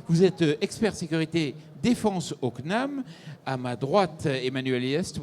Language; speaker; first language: French; native; French